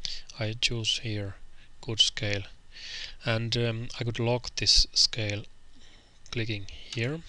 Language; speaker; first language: English; non-native, fluent; Finnish